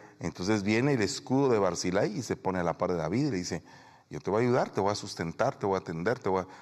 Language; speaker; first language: Spanish; native; Spanish